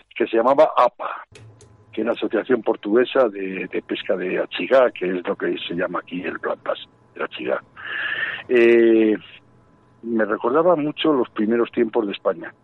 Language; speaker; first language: Spanish; native; Spanish